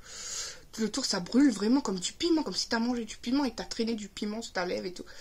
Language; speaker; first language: French; native; French